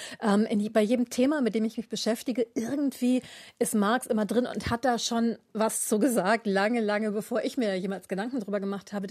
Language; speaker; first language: German; native; German